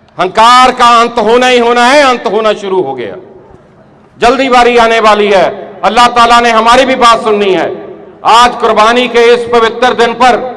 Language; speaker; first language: Hindi; non-native, local second language; Punjabi